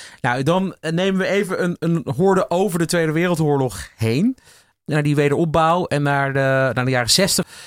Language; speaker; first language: Dutch; native; Dutch